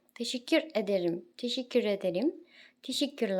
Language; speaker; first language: Turkish; non-native, fluent; Kazakh